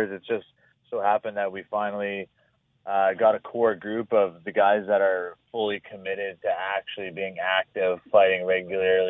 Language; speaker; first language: English; native; English